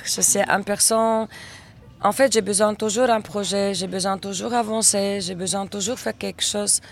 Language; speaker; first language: French; non-native, fluent; Russian